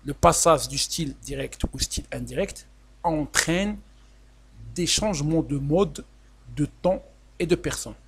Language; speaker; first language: French; non-native, local second language; Arabic